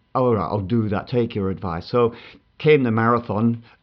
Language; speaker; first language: English; native; English